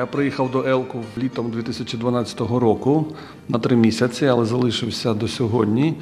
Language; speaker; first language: Ukrainian; non-native, local second language; Russian